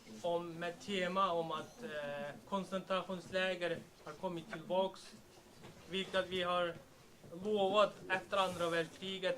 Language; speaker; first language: Swedish; non-native, learner; Uyghur